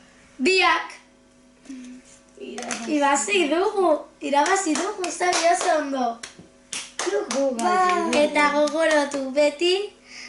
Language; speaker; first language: Basque; non-native, local second language; Spanish